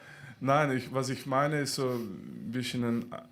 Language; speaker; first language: German; non-native, fluent; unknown